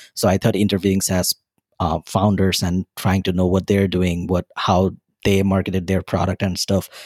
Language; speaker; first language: English; non-native, local second language; Bangla